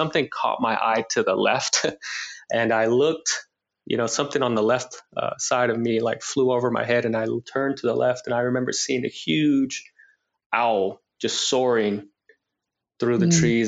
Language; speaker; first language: English; native; English